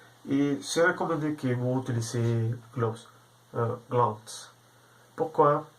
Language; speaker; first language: French; non-native, learner; Spanish